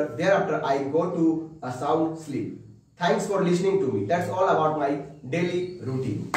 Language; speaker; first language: English; non-native, learner; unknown